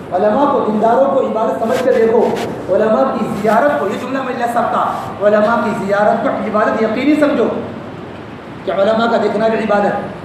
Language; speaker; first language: Urdu; non-native, local second language; Gujarati